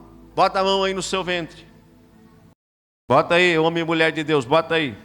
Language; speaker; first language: Portuguese; native; Portuguese